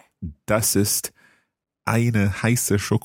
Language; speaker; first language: German; non-native, learner; English